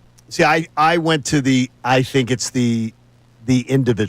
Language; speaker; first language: English; native; English